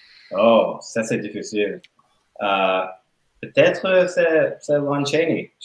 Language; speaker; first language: French; non-native, learner; English